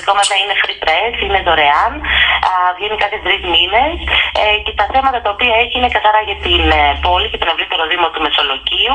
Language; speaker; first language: Greek; native; Greek